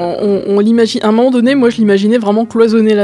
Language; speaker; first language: French; native; French